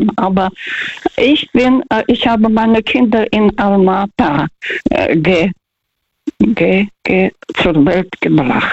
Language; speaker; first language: German; non-native, fluent; Russian